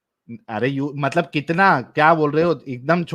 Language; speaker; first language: Hindi; native; Hindi